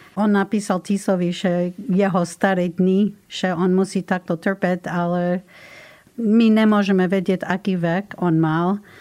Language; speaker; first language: Slovak; non-native, fluent; English